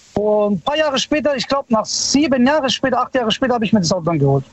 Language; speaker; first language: German; early bilingual, other home language; Italian